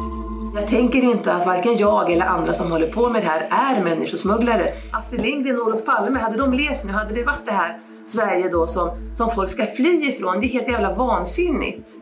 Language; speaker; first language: Swedish; native; Swedish